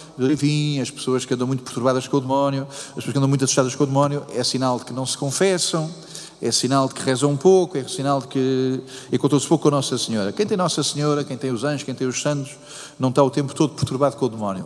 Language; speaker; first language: Portuguese; native; Portuguese